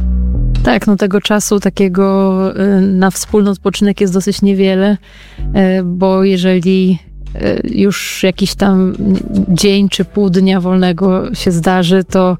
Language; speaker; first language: Polish; native; Polish